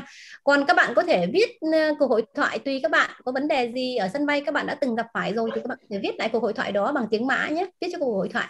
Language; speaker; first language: Vietnamese; native; Vietnamese